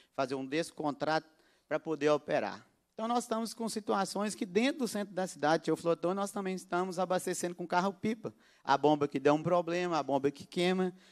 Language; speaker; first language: Portuguese; native; Portuguese